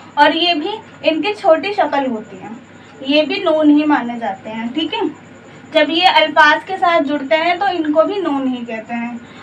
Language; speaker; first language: Hindi; native; Hindi